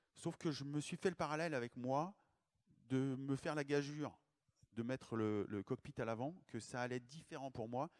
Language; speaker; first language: French; native; French